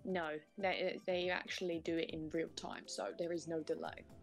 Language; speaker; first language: English; native; English